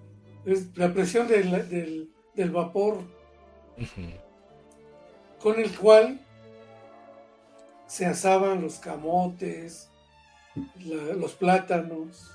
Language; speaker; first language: Spanish; native; Spanish